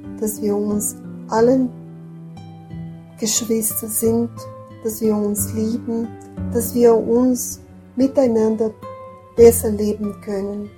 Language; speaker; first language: German; non-native, learner; Portuguese